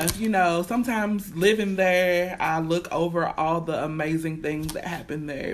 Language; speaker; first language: English; native; English